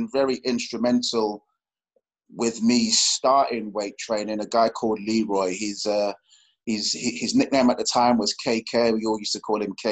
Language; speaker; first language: English; native; English